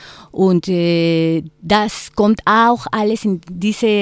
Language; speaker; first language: German; non-native, fluent; Spanish